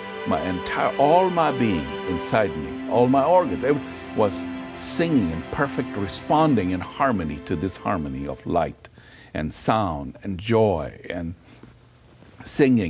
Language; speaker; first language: English; non-native, local second language; Gujarati